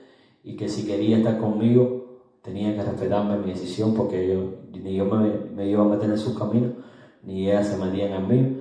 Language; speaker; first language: Spanish; native; Spanish